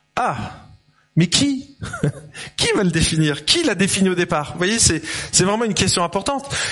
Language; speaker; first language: French; native; French